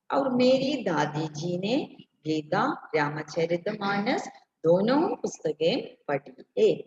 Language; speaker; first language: Hindi; non-native, local second language; Malayalam